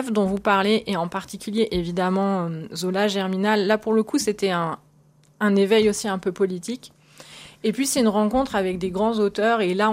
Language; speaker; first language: French; native; French